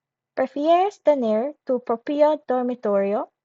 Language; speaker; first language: Spanish; non-native, fluent; English